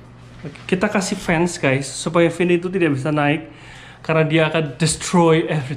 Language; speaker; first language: Indonesian; native; Indonesian